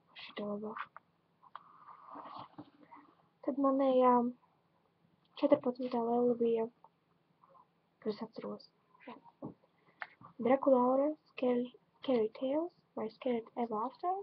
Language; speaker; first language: Latvian; non-native, local second language; Russian